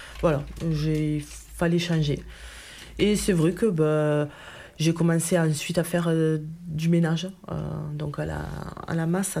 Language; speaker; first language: French; native; French